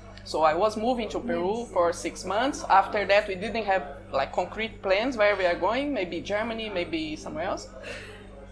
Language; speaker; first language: English; non-native, fluent; Portuguese